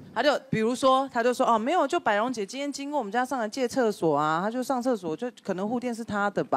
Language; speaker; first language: Chinese; native; Chinese